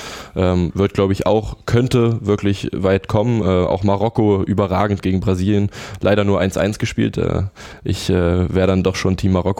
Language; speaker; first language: German; native; German